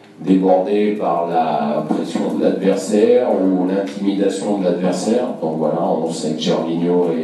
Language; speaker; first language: French; native; French